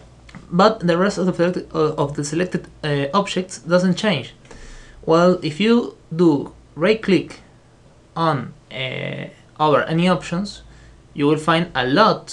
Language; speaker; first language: English; non-native, fluent; Spanish